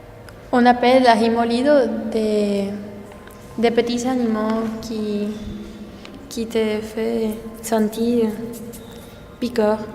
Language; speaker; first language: French; non-native, learner; Spanish